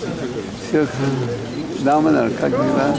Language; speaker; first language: Russian; non-native, learner; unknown